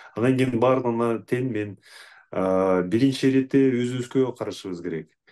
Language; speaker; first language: Kyrgyz; native; Kyrgyz